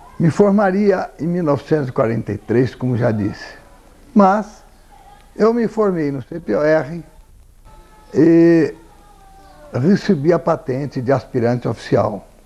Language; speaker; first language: Portuguese; native; Portuguese